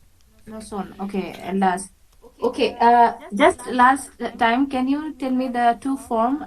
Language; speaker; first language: English; non-native, fluent; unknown